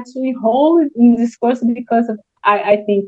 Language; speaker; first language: English; non-native, learner; Portuguese